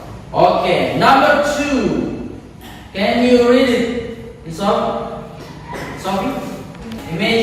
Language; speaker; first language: English; non-native, learner; Indonesian